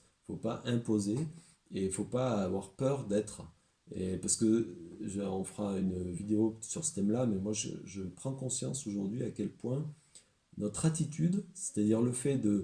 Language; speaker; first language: French; native; French